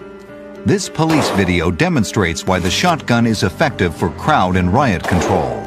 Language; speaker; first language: English; native; English